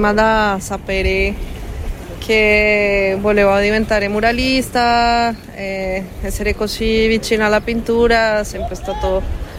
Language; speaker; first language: Italian; non-native, fluent; Spanish